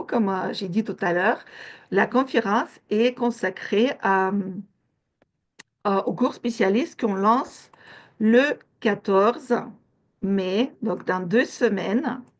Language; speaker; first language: French; non-native, fluent; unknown